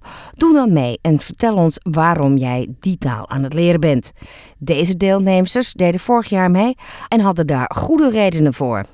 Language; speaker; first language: Dutch; native; Dutch